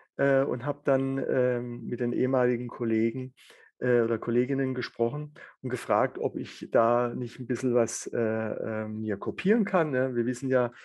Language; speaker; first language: German; native; German